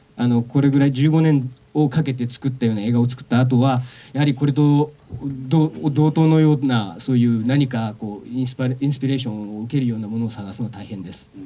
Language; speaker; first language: Japanese; native; Japanese